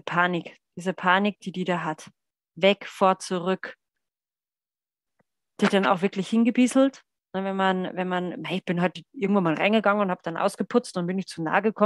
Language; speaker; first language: German; native; German